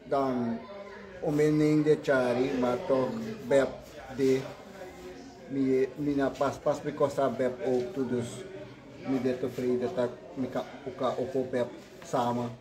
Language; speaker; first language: Dutch; non-native, local second language; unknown